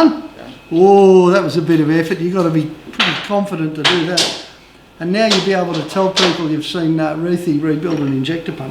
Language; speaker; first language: English; native; English